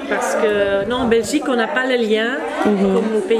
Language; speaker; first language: French; non-native, local second language; Dutch